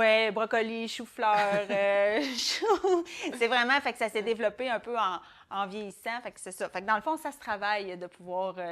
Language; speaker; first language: French; native; French